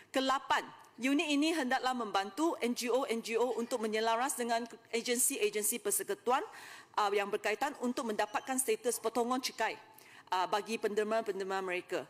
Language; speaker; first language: Malay; non-native, local second language; Chinese